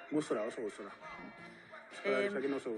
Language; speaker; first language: Basque; native; Basque